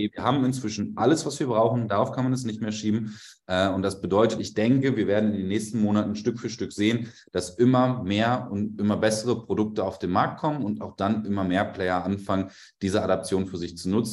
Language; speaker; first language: German; native; German